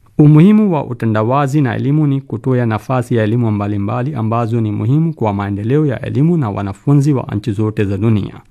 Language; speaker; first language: Swahili; non-native, fluent; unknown